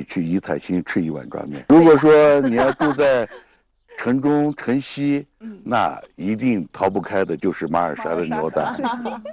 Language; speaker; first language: Chinese; native; Chinese